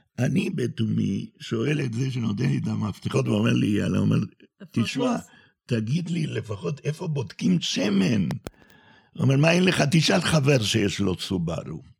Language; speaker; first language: Hebrew; non-native, fluent; Spanish